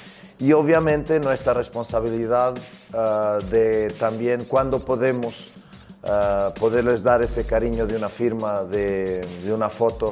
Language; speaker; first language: Spanish; non-native, fluent; Portuguese